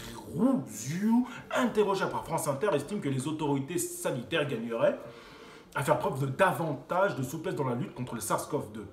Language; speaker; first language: French; native; French